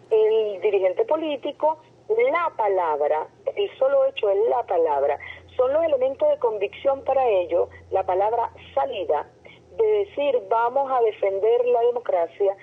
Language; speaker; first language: Spanish; native; Spanish